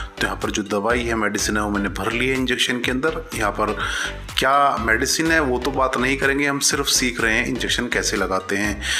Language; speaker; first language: Hindi; native; Hindi